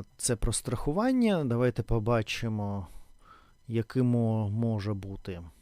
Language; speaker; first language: Ukrainian; native; Ukrainian